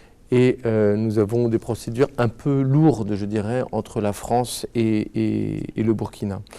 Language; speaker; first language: French; native; French